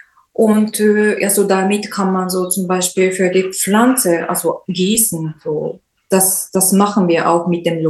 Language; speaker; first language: German; non-native, learner; Japanese